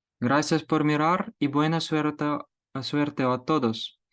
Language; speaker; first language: Spanish; non-native, fluent; Ukrainian